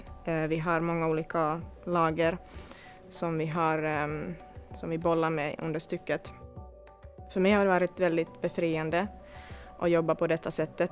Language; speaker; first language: Swedish; non-native, fluent; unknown